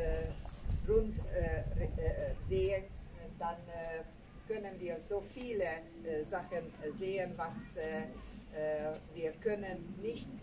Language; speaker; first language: German; non-native, learner; Hungarian